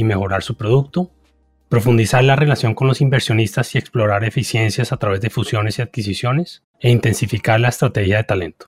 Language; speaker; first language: Spanish; native; Spanish